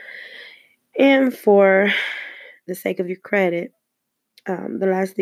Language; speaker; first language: English; native; English